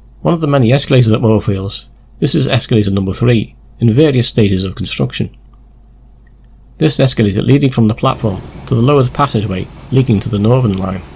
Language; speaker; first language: English; native; English